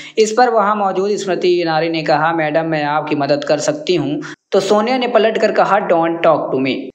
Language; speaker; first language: Hindi; native; Hindi